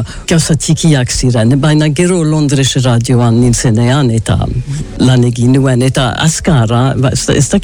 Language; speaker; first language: Basque; early bilingual, heritage; English